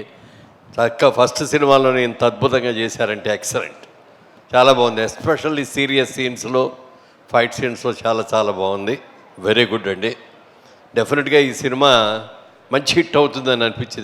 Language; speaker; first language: Telugu; native; Telugu